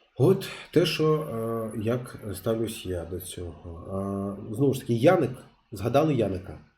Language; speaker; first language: Ukrainian; non-native, local second language; Russian